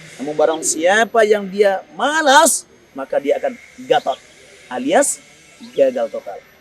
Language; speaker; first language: Indonesian; non-native, local second language; Minangkabau